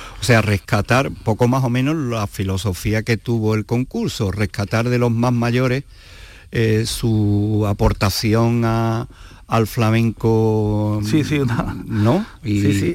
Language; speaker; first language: Spanish; native; Spanish